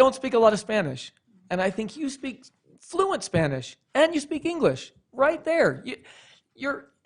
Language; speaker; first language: English; non-native, fluent; Spanish